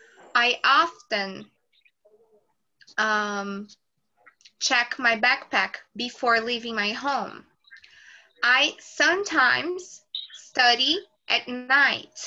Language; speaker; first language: English; non-native, fluent; Portuguese